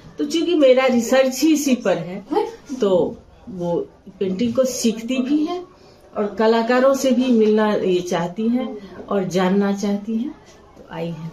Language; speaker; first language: Hindi; non-native, local second language; Maithili